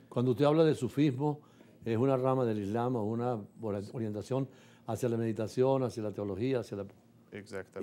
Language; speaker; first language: Spanish; native; Spanish